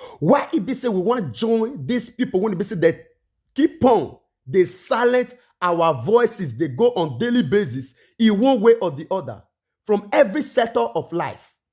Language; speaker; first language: Nigerian Pidgin; native; Nigerian Pidgin